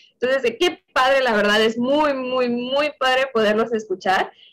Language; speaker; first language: Spanish; native; Spanish